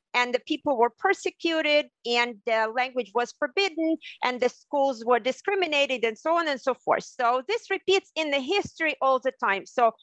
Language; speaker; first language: English; non-native, fluent; Russian